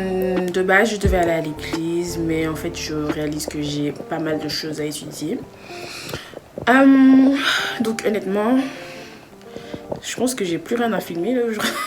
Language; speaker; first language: French; early bilingual, other home language; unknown